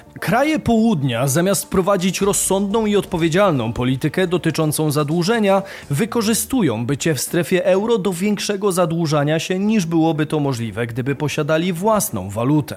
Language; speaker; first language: Polish; native; Polish